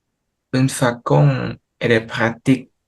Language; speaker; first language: French; non-native, learner; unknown